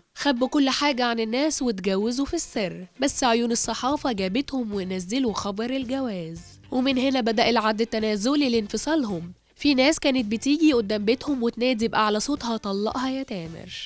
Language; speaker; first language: Arabic; native; Arabic